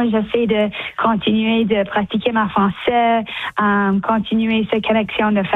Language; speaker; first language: French; early bilingual, heritage; English